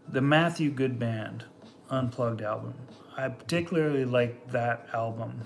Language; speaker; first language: English; native; English